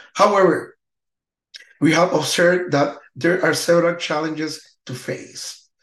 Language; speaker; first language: English; non-native, learner; Spanish